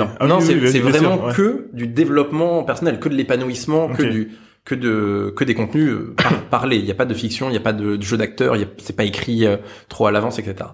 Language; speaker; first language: French; native; French